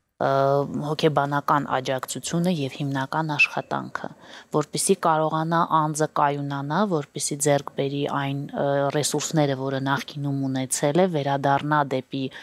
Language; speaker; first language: Armenian; native; Armenian